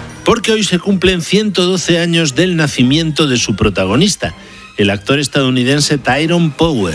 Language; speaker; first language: Spanish; native; Spanish